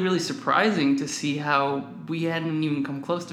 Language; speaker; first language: English; native; English